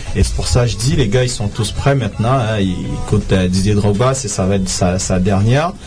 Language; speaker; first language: French; native; French